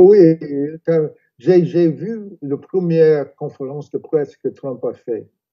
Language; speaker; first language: French; non-native, fluent; English